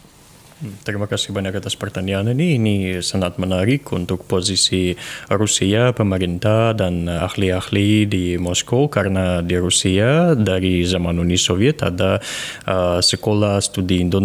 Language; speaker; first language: Indonesian; non-native, fluent; Russian